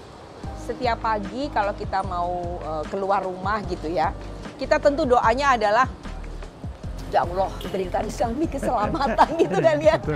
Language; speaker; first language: Indonesian; native; Indonesian